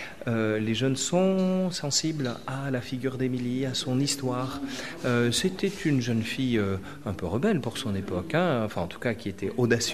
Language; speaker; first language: French; native; French